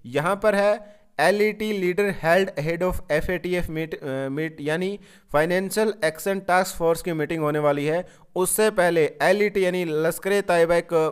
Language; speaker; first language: Hindi; native; Hindi